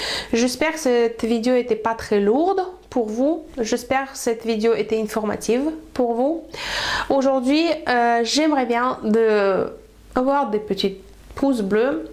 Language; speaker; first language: French; non-native, fluent; Russian